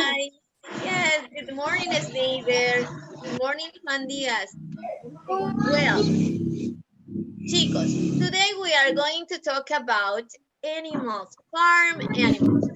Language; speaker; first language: English; non-native, fluent; Spanish